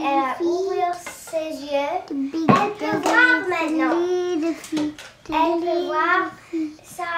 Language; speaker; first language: French; non-native, learner; English